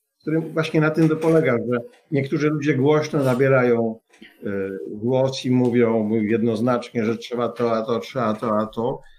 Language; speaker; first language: Polish; native; Polish